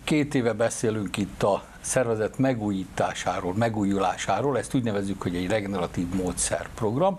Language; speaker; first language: Hungarian; native; Hungarian